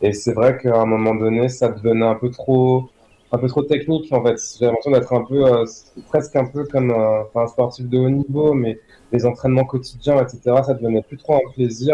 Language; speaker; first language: French; native; French